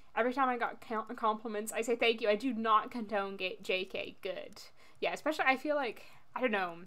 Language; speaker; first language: English; native; English